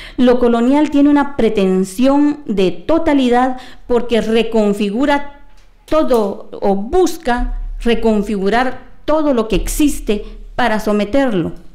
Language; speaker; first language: Spanish; non-native, local second language; Kaqchikel